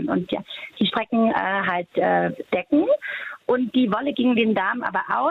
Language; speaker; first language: German; native; German